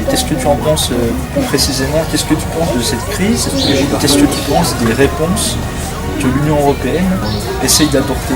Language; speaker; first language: French; native; French